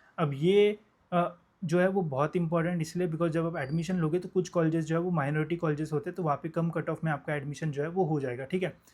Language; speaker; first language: Hindi; non-native, local second language; Marathi